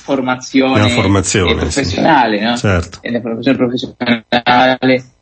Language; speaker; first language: Italian; non-native, fluent; Spanish